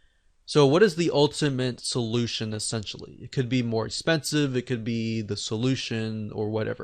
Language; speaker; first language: English; native; English